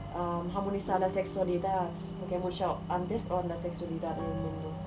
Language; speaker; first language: Spanish; non-native, learner; German